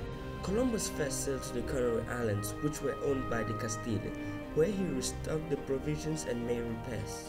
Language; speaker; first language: English; non-native, fluent; Southern Sotho